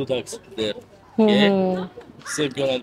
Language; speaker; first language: English; non-native, learner; Azerbaijani